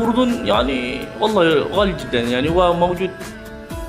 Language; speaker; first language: Arabic; non-native, learner; Malay